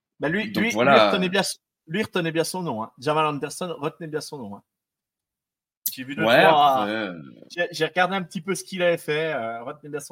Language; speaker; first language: French; native; French